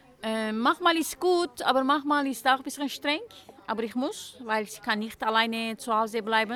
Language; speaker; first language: German; non-native, learner; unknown